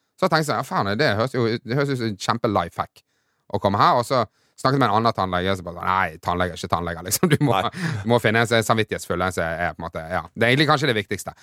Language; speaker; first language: Norwegian; early bilingual, other home language; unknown